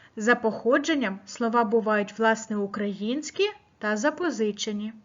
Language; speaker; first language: Ukrainian; native; Ukrainian